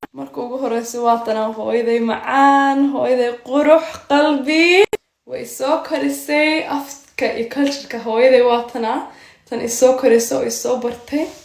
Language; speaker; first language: Somali; early bilingual, heritage; Somali